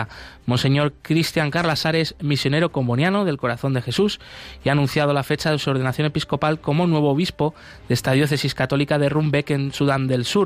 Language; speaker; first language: Spanish; native; Spanish